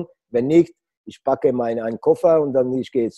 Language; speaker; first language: German; non-native, learner; Polish